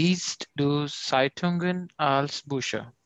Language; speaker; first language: German; non-native, learner; Urdu